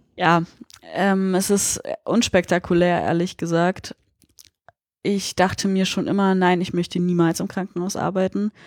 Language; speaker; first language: German; early bilingual, other home language; Polish